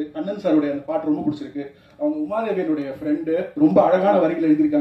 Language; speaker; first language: Tamil; native; Tamil